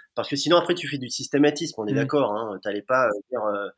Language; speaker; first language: French; native; French